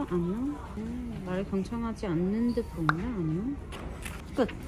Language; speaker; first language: Korean; native; Korean